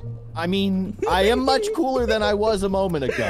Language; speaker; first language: English; native; English